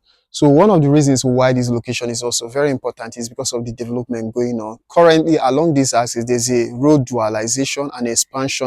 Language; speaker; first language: English; non-native, local second language; Igbo